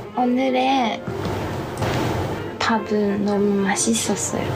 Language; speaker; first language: Korean; non-native, learner; Japanese